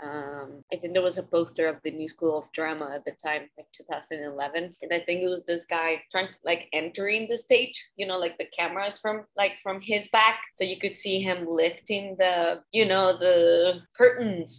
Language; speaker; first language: English; non-native, fluent; Spanish